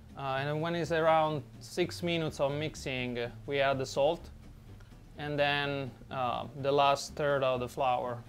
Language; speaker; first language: English; non-native, fluent; Italian